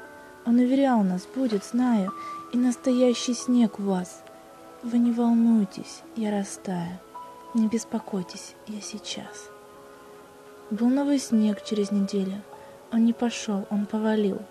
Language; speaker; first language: Russian; native; Russian